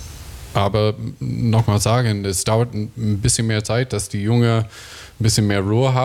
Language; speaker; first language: German; non-native, learner; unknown